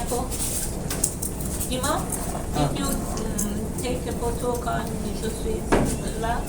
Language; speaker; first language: French; non-native, learner; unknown